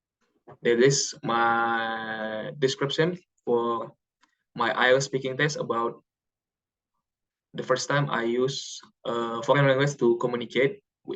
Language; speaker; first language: English; non-native, learner; Indonesian